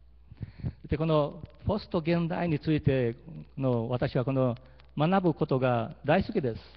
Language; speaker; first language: Japanese; early bilingual, heritage; Portuguese